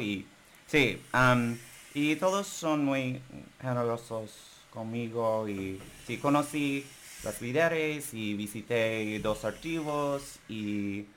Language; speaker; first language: Spanish; non-native, learner; English